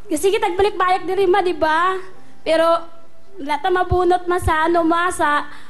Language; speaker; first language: Filipino; non-native, local second language; Cebuano